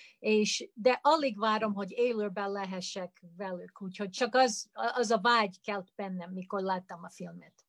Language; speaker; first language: Hungarian; early bilingual, heritage; Hungarian